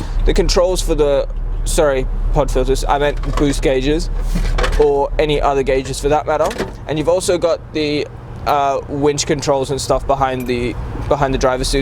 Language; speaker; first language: English; native; English